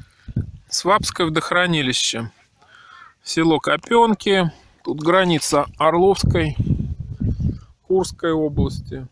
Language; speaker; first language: Russian; native; Russian